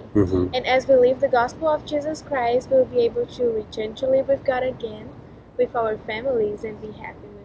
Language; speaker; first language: English; non-native, fluent; Portuguese